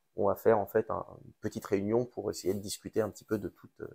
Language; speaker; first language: French; native; French